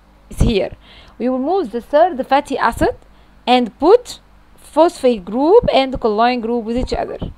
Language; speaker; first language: English; non-native, fluent; Arabic